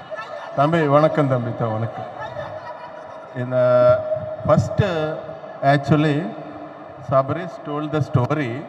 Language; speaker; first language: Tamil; non-native, learner; Telugu